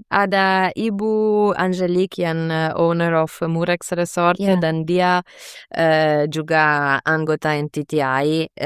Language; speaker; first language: Indonesian; non-native, fluent; Italian